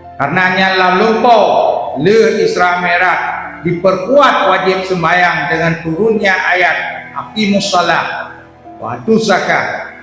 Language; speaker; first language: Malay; non-native, local second language; Achinese